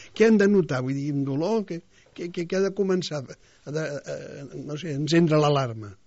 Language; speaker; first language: Catalan; native; Catalan